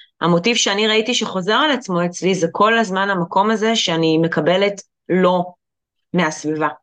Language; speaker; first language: Hebrew; early bilingual, other home language; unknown